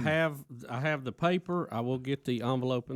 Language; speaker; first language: English; native; English